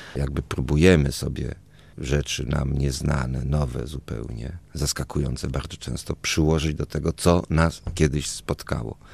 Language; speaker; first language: Polish; early bilingual, other home language; Spanish